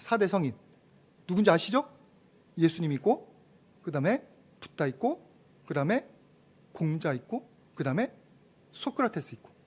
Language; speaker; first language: Korean; native; Korean